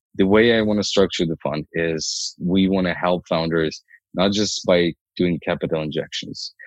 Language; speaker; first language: English; non-native, fluent; Ukrainian